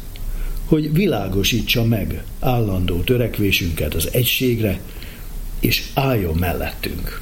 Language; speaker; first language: Hungarian; native; Hungarian